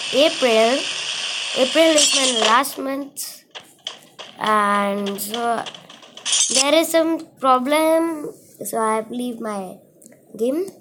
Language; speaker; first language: English; non-native, learner; Hindi